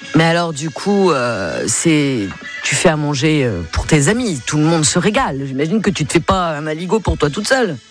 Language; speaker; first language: French; native; French